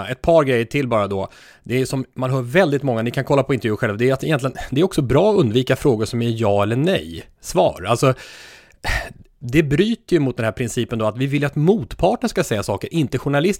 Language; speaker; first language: Swedish; native; Swedish